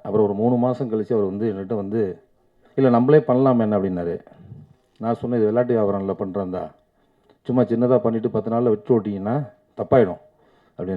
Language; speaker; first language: Tamil; native; Tamil